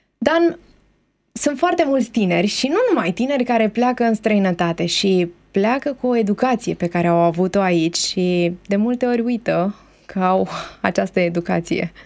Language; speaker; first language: Romanian; native; Romanian